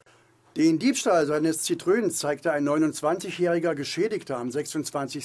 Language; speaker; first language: German; native; German